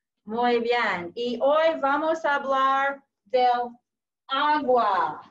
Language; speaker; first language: Spanish; non-native, fluent; English